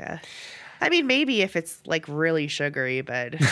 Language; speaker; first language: English; native; English